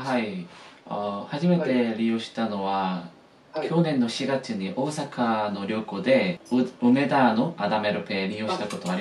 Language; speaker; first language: Japanese; non-native, fluent; Korean